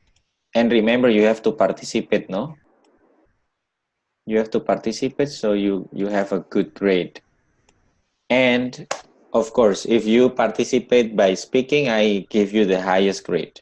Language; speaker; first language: English; non-native, learner; Indonesian